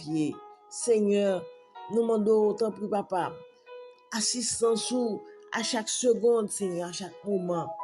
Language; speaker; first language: French; non-native, local second language; Haitian Creole